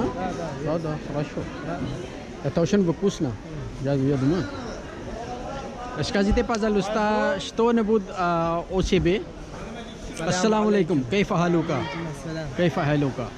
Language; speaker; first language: Russian; non-native, learner; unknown